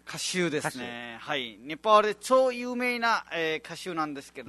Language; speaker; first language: Japanese; non-native, fluent; Nepali